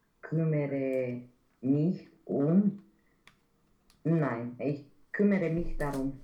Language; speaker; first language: German; non-native, learner; Romanian